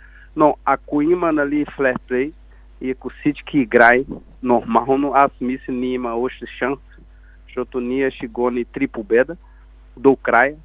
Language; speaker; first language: Bulgarian; non-native, learner; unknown